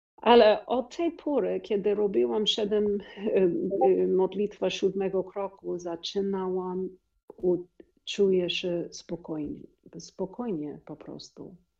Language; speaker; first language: Polish; non-native, learner; English